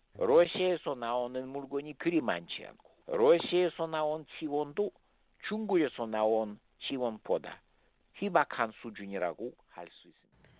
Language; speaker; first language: Korean; native; Korean